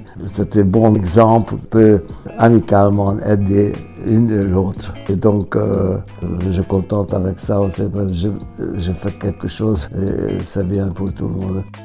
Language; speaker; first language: French; non-native, fluent; Hungarian